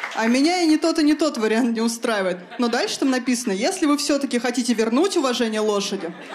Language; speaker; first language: Russian; native; Russian